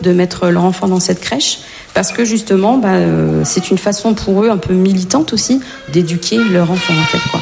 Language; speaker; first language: French; native; French